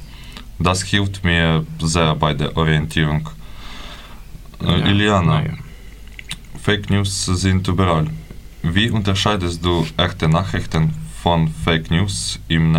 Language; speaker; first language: German; non-native, fluent; Ukrainian